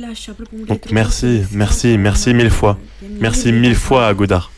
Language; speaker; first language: French; native; French